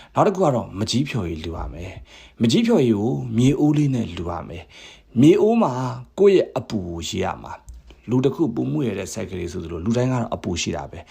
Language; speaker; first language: Burmese; native; Burmese